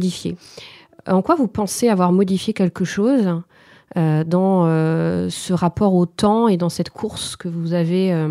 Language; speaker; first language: French; native; French